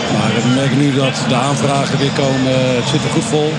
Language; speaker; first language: Dutch; native; Dutch